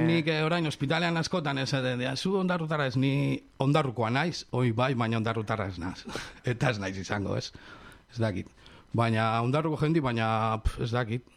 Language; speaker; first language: Basque; non-native, local second language; Spanish